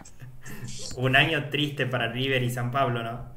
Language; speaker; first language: Spanish; native; Spanish